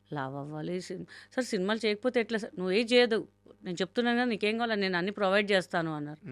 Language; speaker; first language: Telugu; non-native, local second language; Hindi